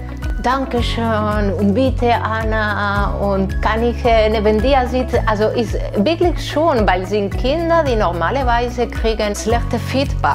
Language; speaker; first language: German; non-native, learner; Spanish